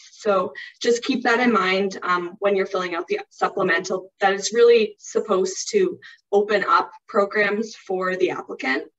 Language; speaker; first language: English; native; English